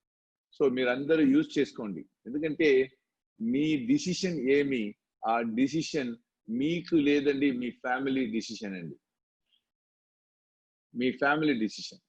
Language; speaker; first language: Telugu; non-native, local second language; Tamil